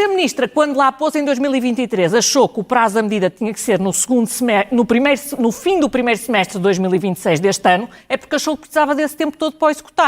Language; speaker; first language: Portuguese; native; Portuguese